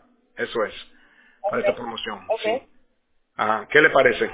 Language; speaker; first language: Spanish; early bilingual, heritage; Spanish